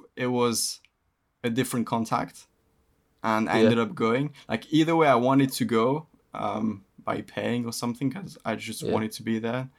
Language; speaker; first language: English; early bilingual, other home language; French